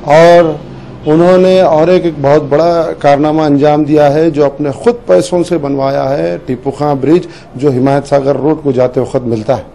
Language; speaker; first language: Urdu; native; Urdu